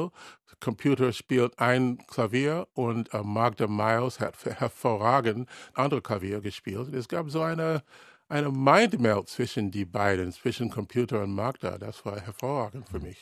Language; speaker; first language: German; non-native, learner; English